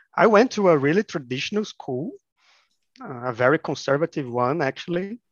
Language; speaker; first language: English; non-native, fluent; Portuguese